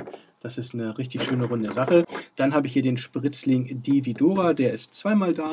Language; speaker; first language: German; native; German